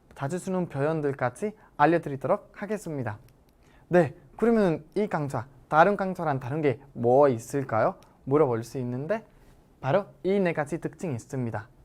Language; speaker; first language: Korean; non-native, fluent; Spanish